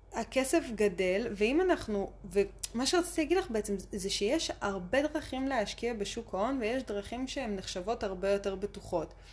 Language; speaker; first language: Hebrew; early bilingual, other home language; Russian